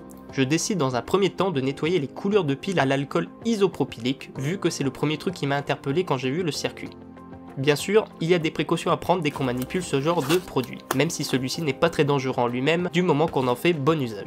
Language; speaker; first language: French; native; French